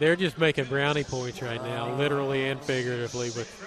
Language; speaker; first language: English; native; English